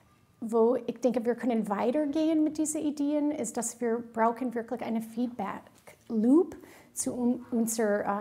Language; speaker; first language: German; non-native, fluent; English